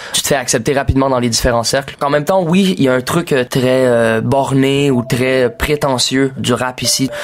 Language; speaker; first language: French; native; French